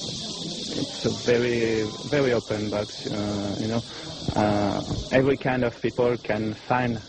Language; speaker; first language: English; non-native, learner; French